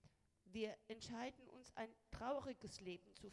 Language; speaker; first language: German; non-native, fluent; Spanish